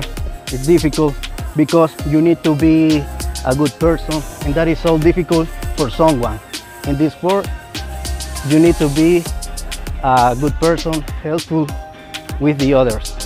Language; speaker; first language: English; non-native, learner; Spanish